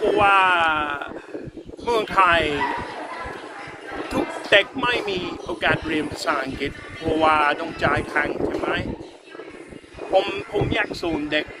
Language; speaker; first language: Thai; non-native, learner; English